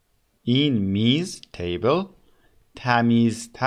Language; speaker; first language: Persian; native; Persian